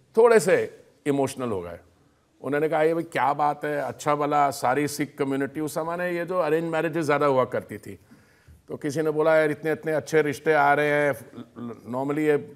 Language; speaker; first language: Hindi; native; Hindi